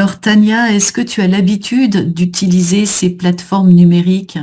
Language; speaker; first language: French; native; French